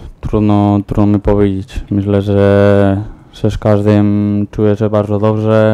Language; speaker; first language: Polish; non-native, learner; Spanish